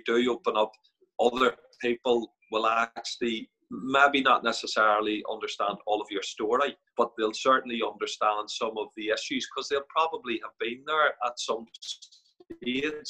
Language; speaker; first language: English; native; English